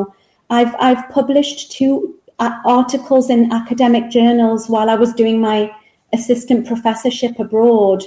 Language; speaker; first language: English; native; English